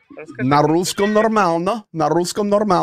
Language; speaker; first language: Russian; non-native, learner; English